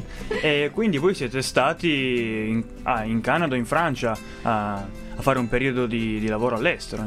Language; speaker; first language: Italian; native; Italian